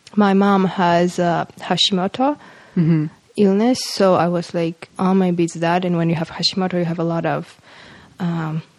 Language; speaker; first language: English; non-native, fluent; Polish